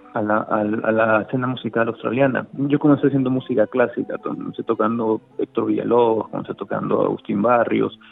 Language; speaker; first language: Spanish; native; Spanish